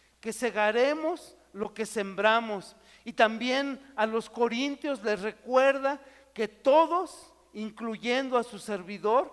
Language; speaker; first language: Spanish; native; Spanish